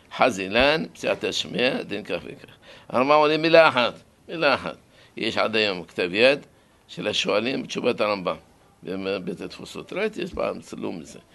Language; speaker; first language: Hebrew; non-native, fluent; Arabic